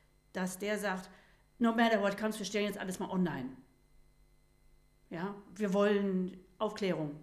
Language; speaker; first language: German; native; German